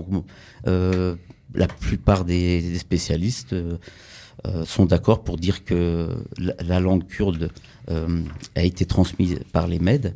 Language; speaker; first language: French; early bilingual, other home language; Kurdish